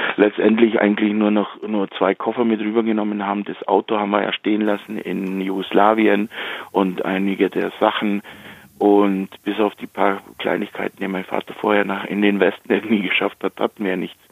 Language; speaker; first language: German; early bilingual, heritage; Slovak